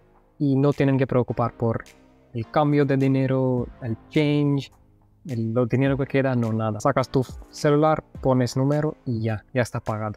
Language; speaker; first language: Spanish; non-native, fluent; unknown